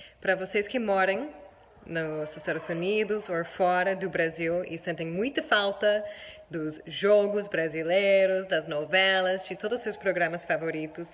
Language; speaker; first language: Portuguese; non-native, fluent; English